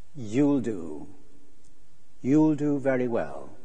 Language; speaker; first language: English; native; English